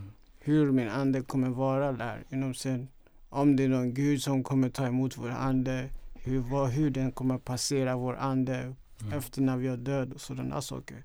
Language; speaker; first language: Swedish; non-native, fluent; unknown